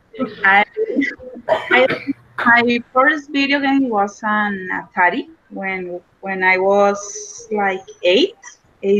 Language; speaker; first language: English; non-native, learner; Spanish